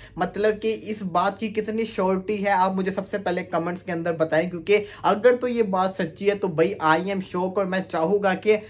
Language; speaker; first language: Urdu; native; Urdu